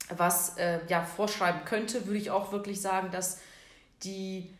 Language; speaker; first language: German; non-native, fluent; Russian